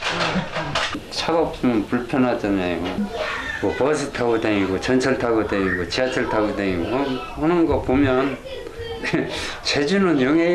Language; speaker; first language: Korean; native; Korean